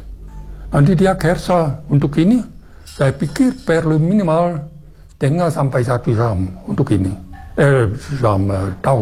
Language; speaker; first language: Indonesian; non-native, fluent; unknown